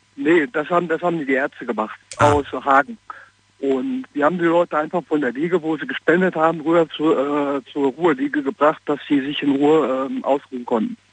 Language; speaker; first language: German; native; German